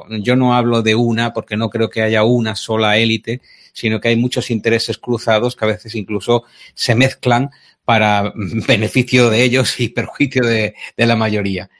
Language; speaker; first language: Spanish; native; Spanish